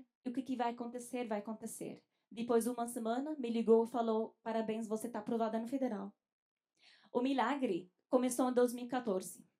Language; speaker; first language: Portuguese; non-native, fluent; Arabic